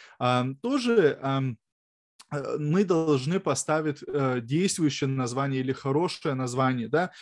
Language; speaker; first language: Russian; non-native, fluent; Lithuanian